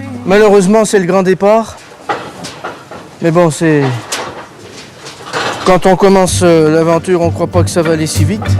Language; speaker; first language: French; native; French